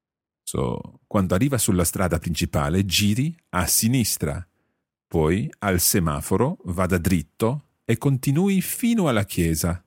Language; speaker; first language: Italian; non-native, fluent; English